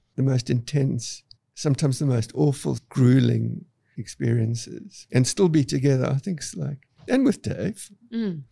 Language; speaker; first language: English; native; English